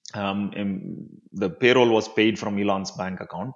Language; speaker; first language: English; non-native, local second language; Tamil